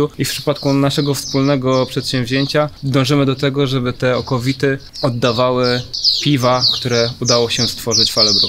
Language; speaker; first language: Polish; native; Polish